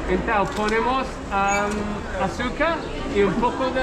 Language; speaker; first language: Portuguese; non-native, learner; English